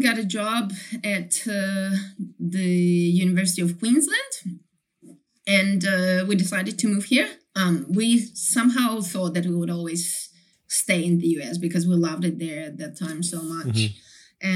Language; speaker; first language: English; non-native, fluent; Ukrainian